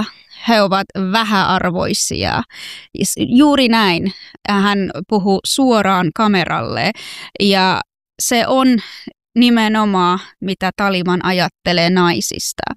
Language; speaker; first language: Finnish; non-native, fluent; Persian